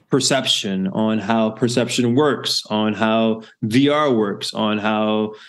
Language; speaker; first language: English; native; English